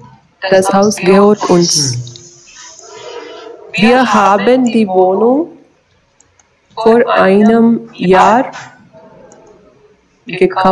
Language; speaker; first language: German; non-native, learner; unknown